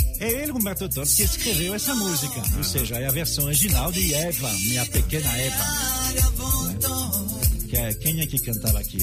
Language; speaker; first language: Portuguese; non-native, fluent; French